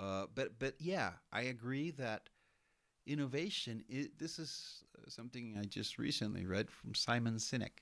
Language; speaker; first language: English; non-native, fluent; Spanish